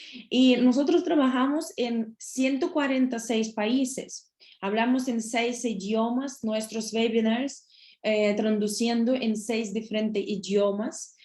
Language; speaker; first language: Spanish; non-native, learner; Russian